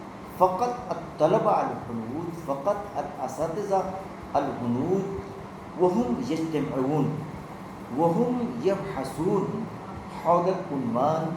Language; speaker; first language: Arabic; non-native, fluent; Urdu